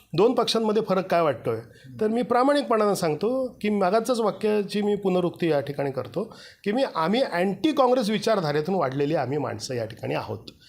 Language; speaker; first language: Marathi; native; Marathi